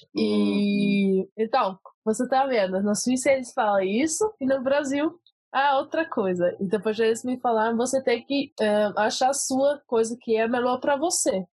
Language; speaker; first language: Portuguese; early bilingual, heritage; Portuguese